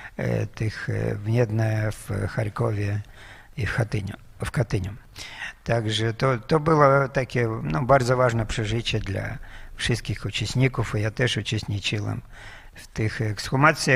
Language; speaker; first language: Polish; non-native, fluent; Russian